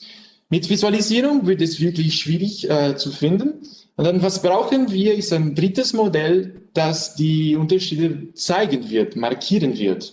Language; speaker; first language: German; non-native, learner; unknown